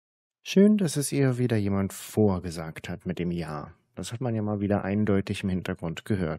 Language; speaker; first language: German; native; German